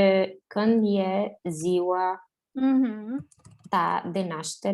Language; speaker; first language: Romanian; non-native, learner; Spanish